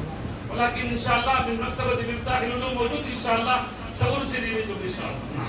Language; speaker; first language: Arabic; non-native, fluent; Urdu